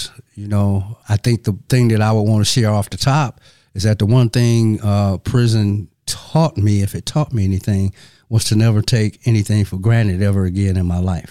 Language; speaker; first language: English; native; English